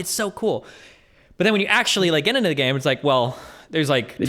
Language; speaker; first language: English; native; English